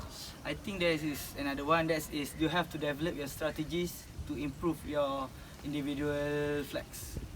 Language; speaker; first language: English; non-native, learner; Malay